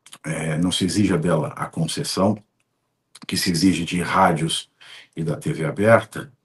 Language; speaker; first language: Portuguese; native; Portuguese